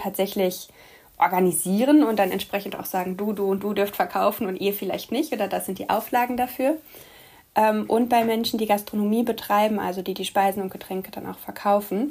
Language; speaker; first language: German; native; German